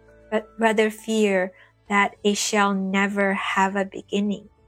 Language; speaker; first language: English; non-native, fluent; Chinese